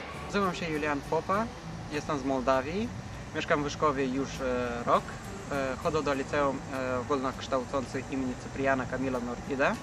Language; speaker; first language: Polish; non-native, learner; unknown